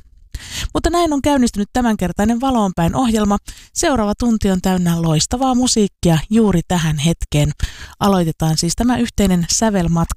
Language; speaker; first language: Finnish; native; Finnish